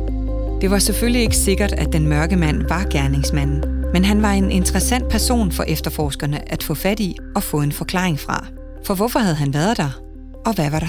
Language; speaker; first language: Danish; native; Danish